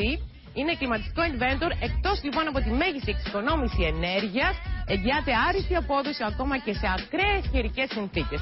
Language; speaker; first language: Greek; native; Greek